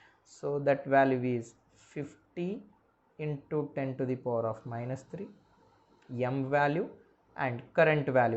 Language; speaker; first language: English; non-native, local second language; Kannada